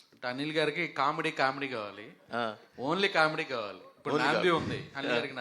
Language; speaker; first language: Telugu; native; Telugu